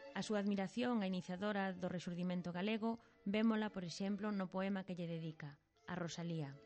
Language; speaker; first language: Galician; native; Galician